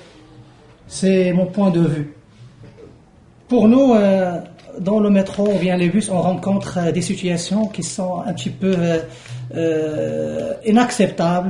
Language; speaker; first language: French; non-native, local second language; Arabic